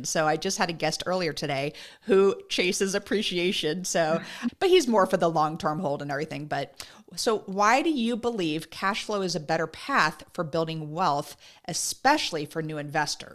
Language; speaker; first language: English; native; English